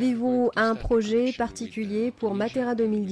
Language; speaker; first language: French; non-native, local second language; Arabic